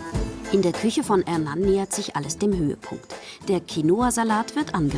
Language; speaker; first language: German; native; German